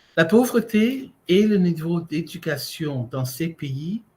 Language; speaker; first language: French; non-native, fluent; English